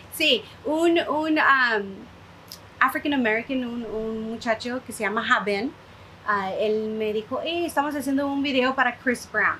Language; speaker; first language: Spanish; early bilingual, heritage; Spanish